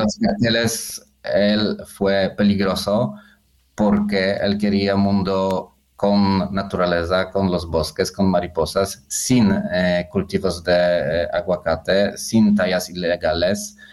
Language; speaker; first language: Spanish; non-native, learner; Polish